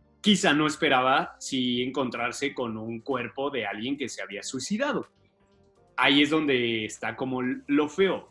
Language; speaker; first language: Spanish; native; Spanish